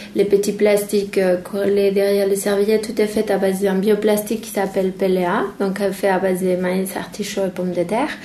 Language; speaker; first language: French; non-native, fluent; Spanish